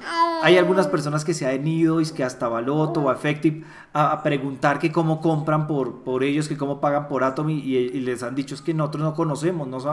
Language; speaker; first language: Spanish; native; Spanish